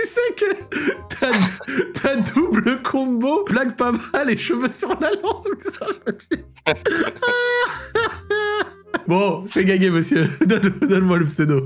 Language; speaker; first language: French; native; French